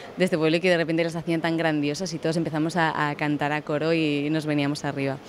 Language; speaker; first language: Spanish; native; Spanish